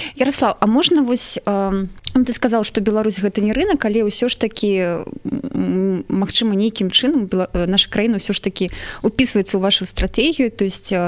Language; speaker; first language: Belarusian; non-native, local second language; Russian